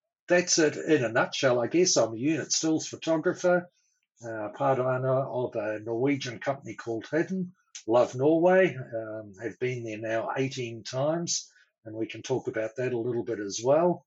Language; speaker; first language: English; native; English